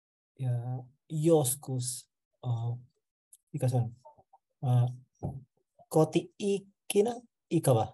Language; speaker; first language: Finnish; non-native, learner; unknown